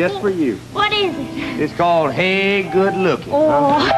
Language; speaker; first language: English; native; English